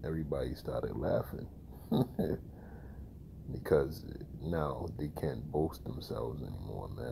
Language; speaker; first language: English; native; English